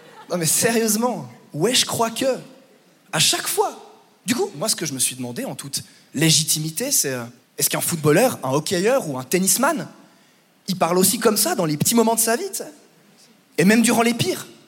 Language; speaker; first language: French; native; French